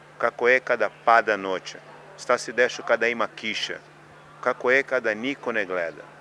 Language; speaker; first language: Serbian; non-native, learner; Portuguese